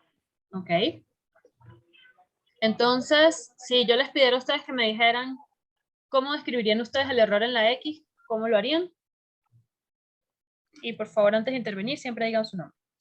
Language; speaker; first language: Spanish; native; Spanish